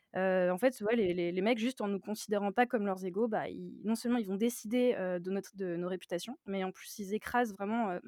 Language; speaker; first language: French; native; French